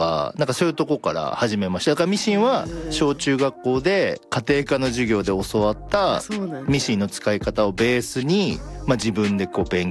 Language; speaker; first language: Japanese; native; Japanese